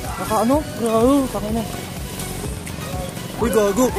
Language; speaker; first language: Filipino; native; Filipino